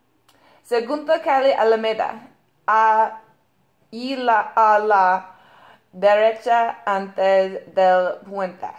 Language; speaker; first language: Spanish; non-native, learner; English